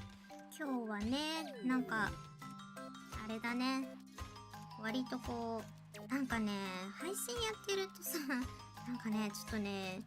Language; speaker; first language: Japanese; native; Japanese